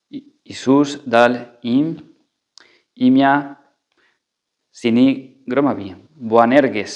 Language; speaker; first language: Russian; non-native, fluent; Spanish